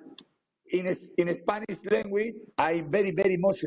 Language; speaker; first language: English; non-native, learner; Spanish